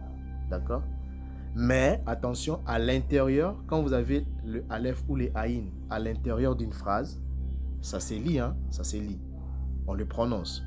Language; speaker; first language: French; non-native, local second language; Kongo